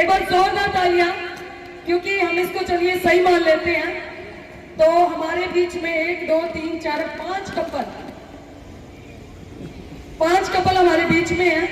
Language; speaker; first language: Hindi; native; Hindi